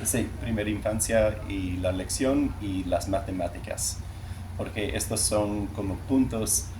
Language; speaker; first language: Spanish; non-native, learner; English